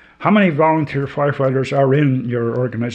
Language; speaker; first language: English; native; English